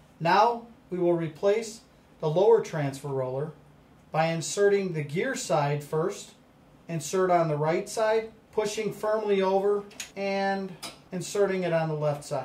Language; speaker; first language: English; native; English